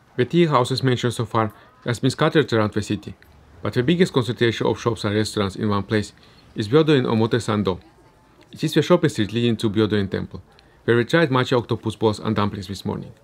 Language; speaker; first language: English; early bilingual, other home language; Estonian